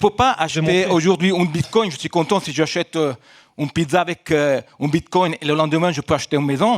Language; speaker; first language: French; non-native, fluent; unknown